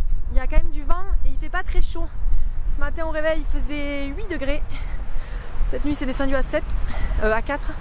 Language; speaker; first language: French; native; French